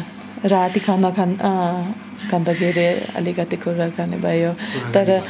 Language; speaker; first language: Nepali; non-native, learner; German